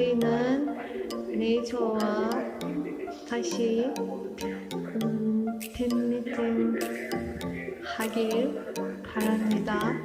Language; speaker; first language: Korean; non-native, learner; Azerbaijani